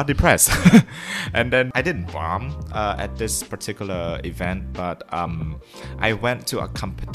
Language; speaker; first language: English; non-native, fluent; Vietnamese